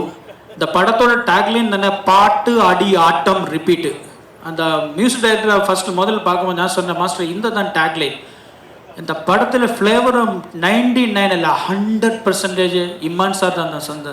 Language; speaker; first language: Tamil; non-native, learner; Malayalam